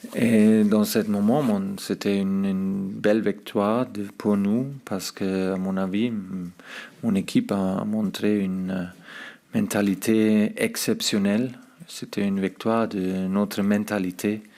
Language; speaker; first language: French; non-native, fluent; German